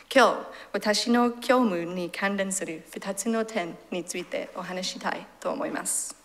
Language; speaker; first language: Japanese; non-native, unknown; English